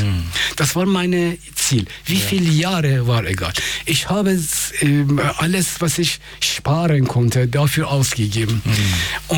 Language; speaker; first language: German; non-native, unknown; Persian